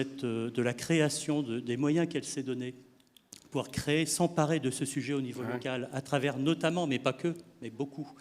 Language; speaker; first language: French; native; French